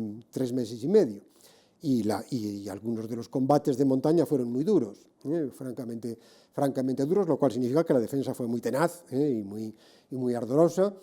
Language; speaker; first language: Spanish; native; Spanish